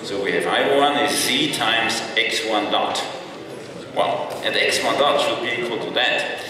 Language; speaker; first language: English; non-native, fluent; German